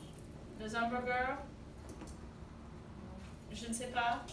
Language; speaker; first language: French; non-native, fluent; English